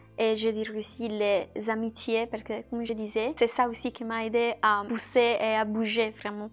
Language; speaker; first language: French; non-native, fluent; Italian